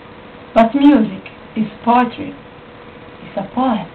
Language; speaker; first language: English; non-native, learner; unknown